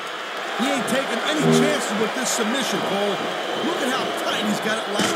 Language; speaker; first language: English; native; English